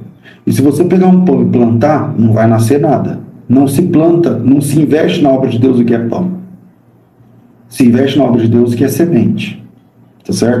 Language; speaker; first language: Portuguese; native; Portuguese